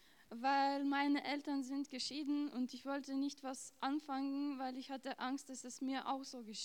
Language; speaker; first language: German; non-native, fluent; Lithuanian